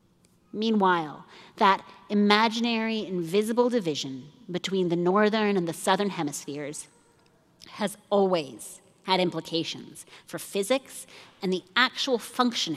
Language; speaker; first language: English; native; English